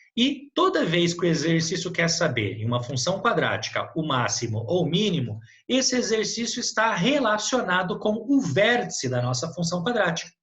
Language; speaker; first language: Portuguese; native; Portuguese